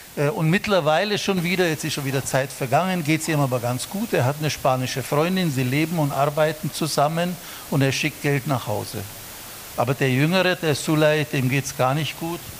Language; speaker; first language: German; native; German